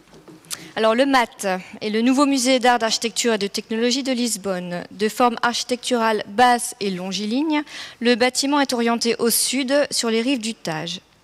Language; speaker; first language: French; native; French